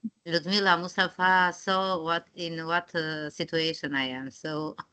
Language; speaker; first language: English; non-native, fluent; Albanian